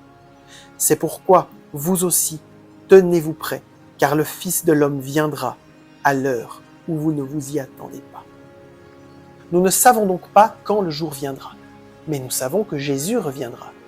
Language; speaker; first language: French; native; French